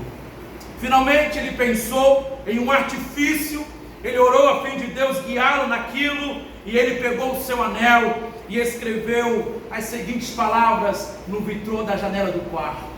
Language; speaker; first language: Portuguese; native; Portuguese